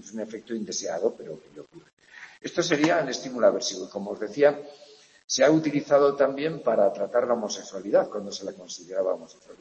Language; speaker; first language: Spanish; native; Spanish